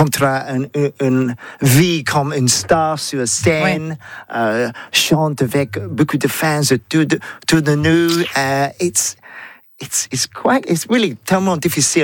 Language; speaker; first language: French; non-native, learner; English